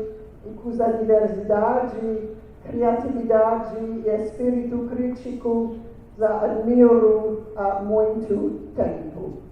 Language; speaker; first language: Portuguese; non-native, fluent; French